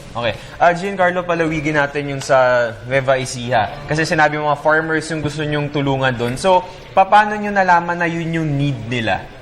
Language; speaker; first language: Filipino; native; Filipino